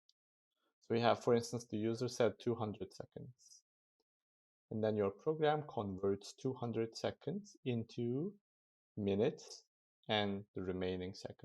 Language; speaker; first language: English; non-native, fluent; Turkish